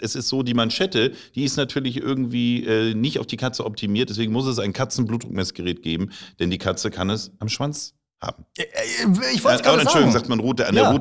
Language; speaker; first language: German; native; German